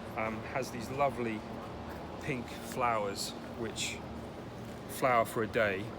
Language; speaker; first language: English; native; English